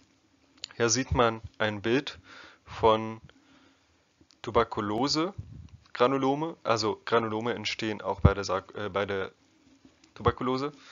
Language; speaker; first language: German; non-native, fluent; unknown